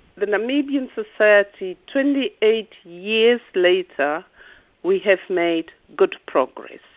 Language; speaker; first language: English; non-native, local second language; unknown